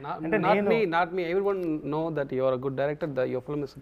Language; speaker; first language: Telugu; non-native, local second language; Tamil